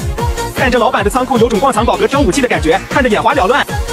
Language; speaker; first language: Chinese; native; Chinese